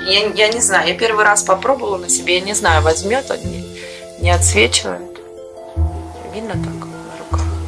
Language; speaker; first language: Russian; native; Russian